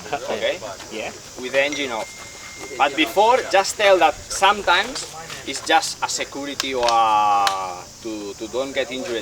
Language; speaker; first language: English; non-native, fluent; Spanish